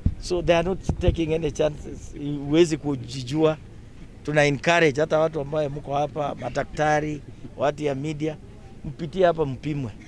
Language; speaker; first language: Swahili; non-native, local second language; Kalenjin